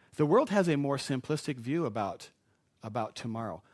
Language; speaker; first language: English; native; English